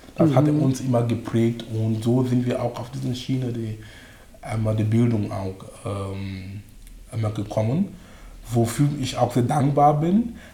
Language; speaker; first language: German; non-native, fluent; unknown